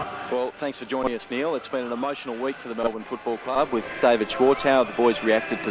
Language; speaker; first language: English; native; English